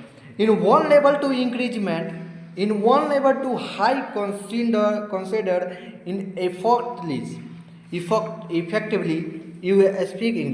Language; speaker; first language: English; non-native, learner; Hindi